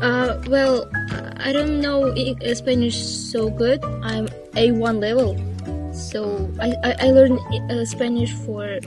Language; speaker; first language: English; non-native, learner; Russian